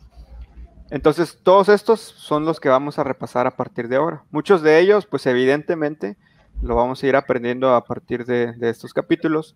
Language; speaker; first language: Spanish; native; Spanish